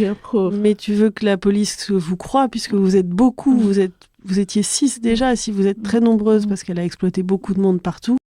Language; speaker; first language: French; native; French